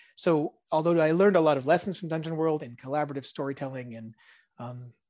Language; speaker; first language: English; early bilingual, other home language; Hebrew